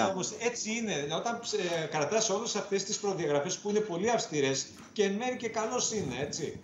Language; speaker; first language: Greek; native; Greek